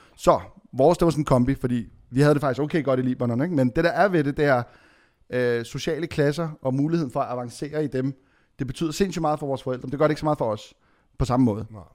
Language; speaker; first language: Danish; early bilingual, other home language; Arabic